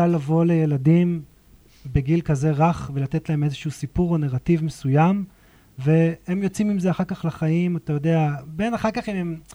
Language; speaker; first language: Hebrew; native; Hebrew